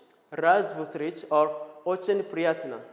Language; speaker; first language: Russian; non-native, learner; Kinyarwanda